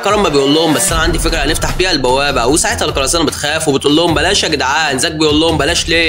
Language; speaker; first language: Arabic; native; Arabic